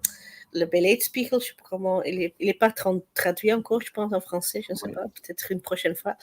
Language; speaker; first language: French; non-native, learner; Dutch